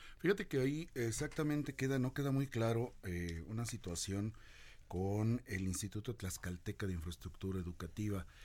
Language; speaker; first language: Spanish; native; Spanish